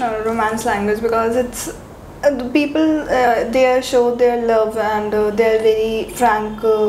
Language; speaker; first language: English; non-native, local second language; Hindi